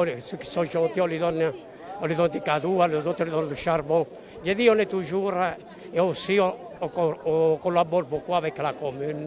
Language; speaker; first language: French; non-native, fluent; Italian